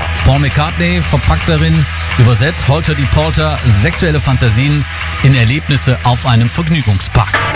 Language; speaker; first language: German; native; German